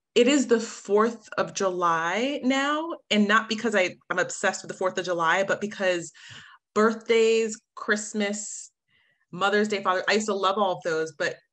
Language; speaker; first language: English; native; English